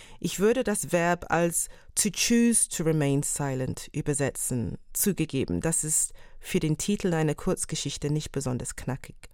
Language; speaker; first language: German; non-native, fluent; English